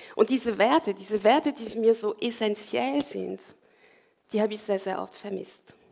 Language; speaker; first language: German; non-native, fluent; French